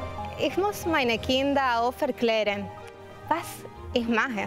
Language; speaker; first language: German; non-native, fluent; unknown